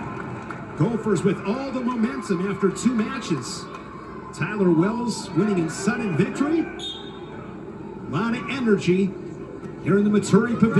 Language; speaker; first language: English; native; English